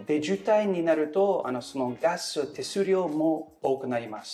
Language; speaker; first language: Japanese; non-native, fluent; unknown